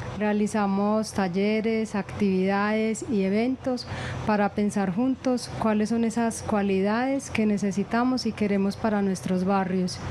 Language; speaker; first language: Spanish; native; Spanish